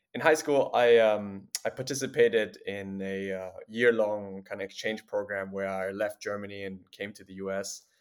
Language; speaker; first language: English; non-native, fluent; German